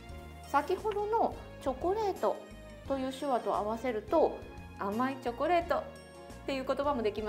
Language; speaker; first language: Japanese; native; Japanese